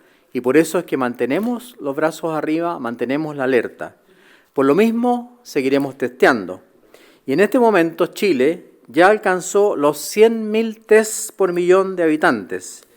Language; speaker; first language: Spanish; native; Spanish